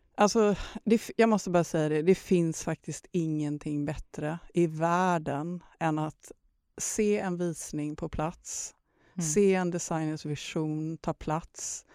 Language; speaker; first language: Swedish; native; Swedish